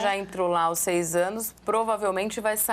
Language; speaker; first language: Portuguese; native; Portuguese